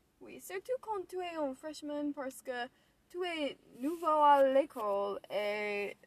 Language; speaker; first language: French; non-native, learner; English